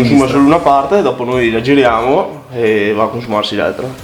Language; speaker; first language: Italian; native; Italian